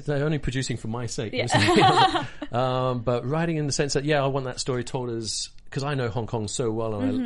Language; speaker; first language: English; native; English